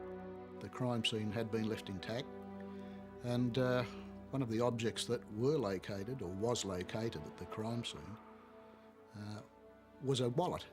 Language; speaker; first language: English; native; English